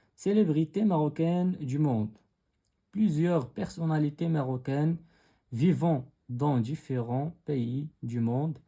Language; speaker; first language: French; non-native, local second language; Arabic